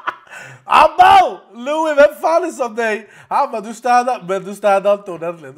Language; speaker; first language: Swedish; native; Swedish